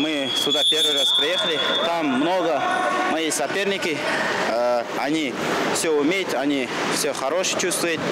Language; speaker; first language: Russian; non-native, learner; Kazakh